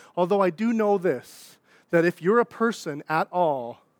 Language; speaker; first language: English; native; English